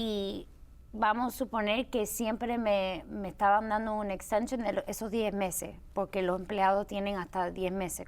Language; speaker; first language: Spanish; early bilingual, heritage; Spanish